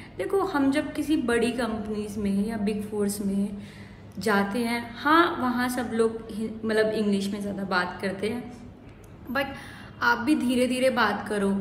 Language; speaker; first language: Hindi; native; Hindi